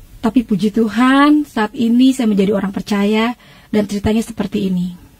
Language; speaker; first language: Indonesian; native; Indonesian